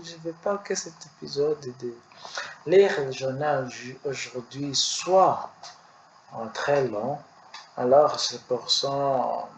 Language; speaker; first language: French; non-native, learner; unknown